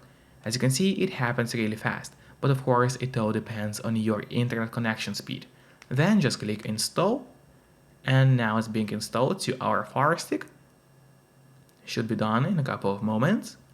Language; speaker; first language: English; non-native, fluent; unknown